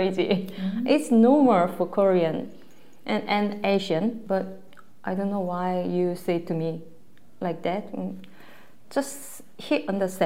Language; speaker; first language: English; non-native, learner; Korean